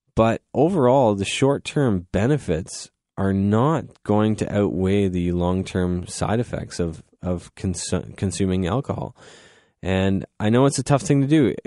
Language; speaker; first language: English; native; English